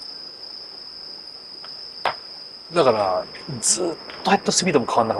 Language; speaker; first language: Japanese; native; Japanese